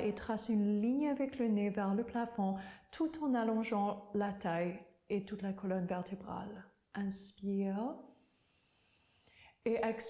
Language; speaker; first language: French; non-native, fluent; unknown